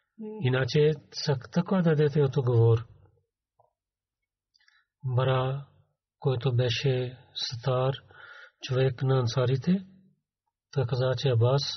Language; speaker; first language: Bulgarian; non-native, learner; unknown